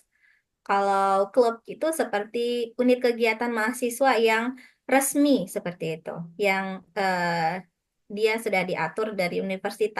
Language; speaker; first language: Indonesian; non-native, fluent; Japanese